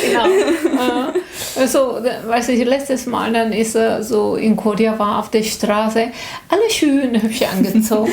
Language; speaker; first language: German; non-native, learner; Korean